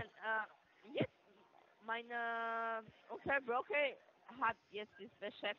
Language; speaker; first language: German; non-native, learner; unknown